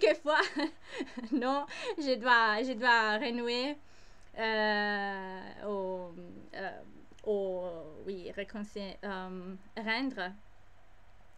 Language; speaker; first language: French; non-native, learner; English